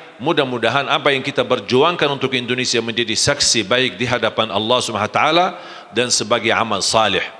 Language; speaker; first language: Malay; non-native, fluent; Arabic